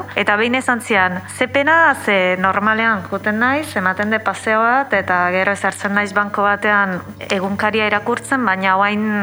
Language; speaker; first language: Basque; non-native, fluent; Italian